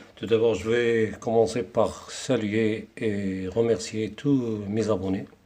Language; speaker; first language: French; non-native, local second language; Arabic